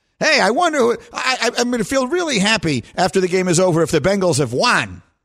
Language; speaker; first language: English; native; English